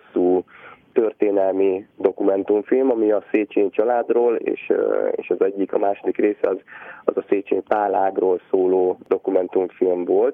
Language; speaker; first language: Hungarian; native; Hungarian